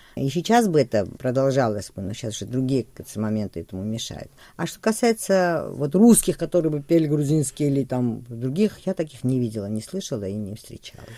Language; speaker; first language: Russian; non-native, local second language; Georgian